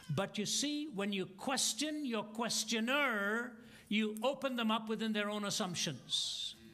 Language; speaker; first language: English; non-native, local second language; Hindi